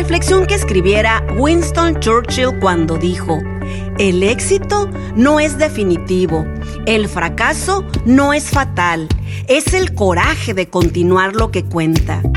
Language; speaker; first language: Spanish; native; Spanish